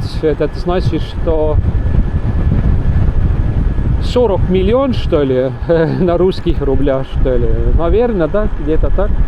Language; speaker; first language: Russian; non-native, local second language; Estonian